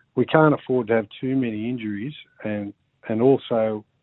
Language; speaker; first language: English; native; English